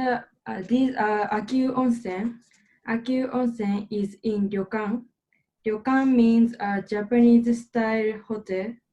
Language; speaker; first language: English; non-native, learner; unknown